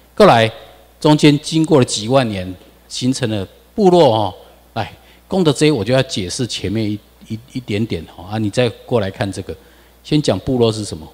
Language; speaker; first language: Chinese; non-native, local second language; Min Nan Chinese